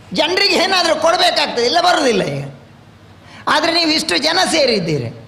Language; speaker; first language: Kannada; non-native, local second language; Tulu